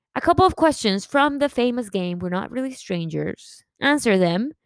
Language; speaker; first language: English; early bilingual, other home language; Spanish